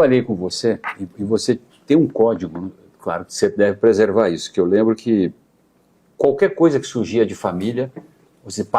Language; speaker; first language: Portuguese; native; Portuguese